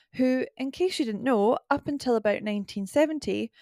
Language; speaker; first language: English; native; English